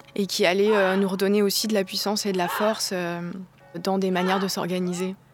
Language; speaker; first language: French; native; French